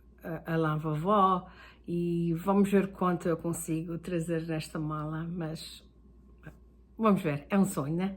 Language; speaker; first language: Portuguese; early bilingual, heritage; Portuguese